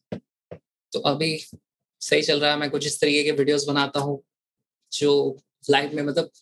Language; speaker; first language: Hindi; native; Hindi